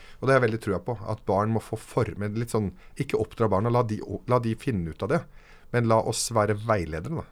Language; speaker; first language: Norwegian; early bilingual, other home language; Arabic